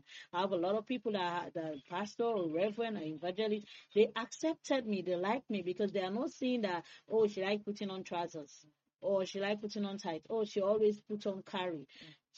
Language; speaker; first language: English; non-native, local second language; Krio